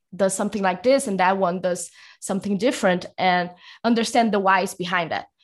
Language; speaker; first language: English; non-native, fluent; Portuguese